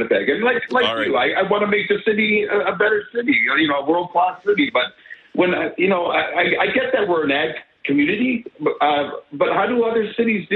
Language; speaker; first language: English; native; English